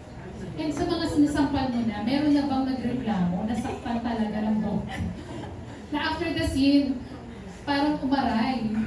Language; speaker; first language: Filipino; native; Filipino